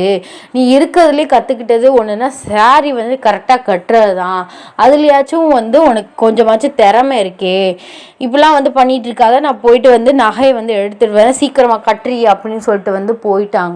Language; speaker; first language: Tamil; native; Tamil